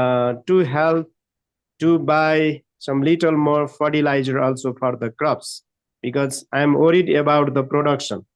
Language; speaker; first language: English; non-native, learner; Nepali